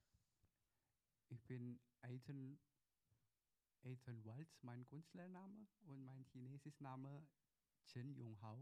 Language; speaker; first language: German; early bilingual, other home language; Chinese